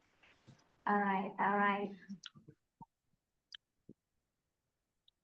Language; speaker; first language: English; non-native, fluent; Indonesian